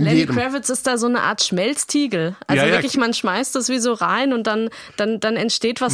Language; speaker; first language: German; native; German